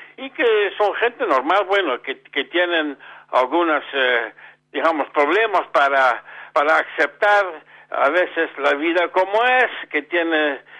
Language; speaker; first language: Spanish; non-native, fluent; Dutch